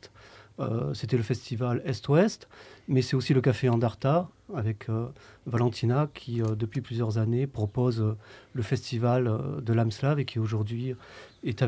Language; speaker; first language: French; native; French